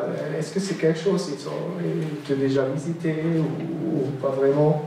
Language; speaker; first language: French; non-native, local second language; German